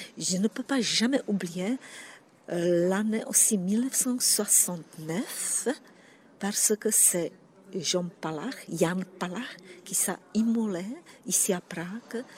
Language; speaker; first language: French; non-native, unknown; Czech